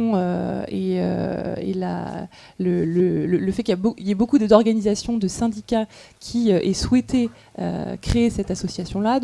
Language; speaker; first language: French; native; French